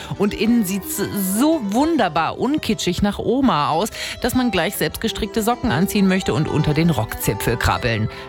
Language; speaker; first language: German; native; German